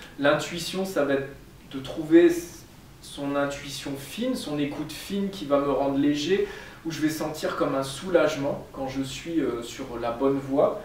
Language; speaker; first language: French; native; French